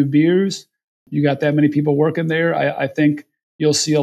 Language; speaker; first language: English; native; English